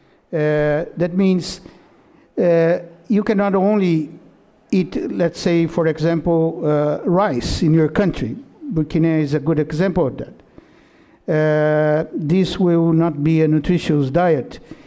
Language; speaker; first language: English; non-native, fluent; Portuguese